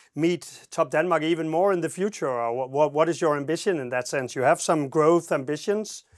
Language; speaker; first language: English; non-native, fluent; Danish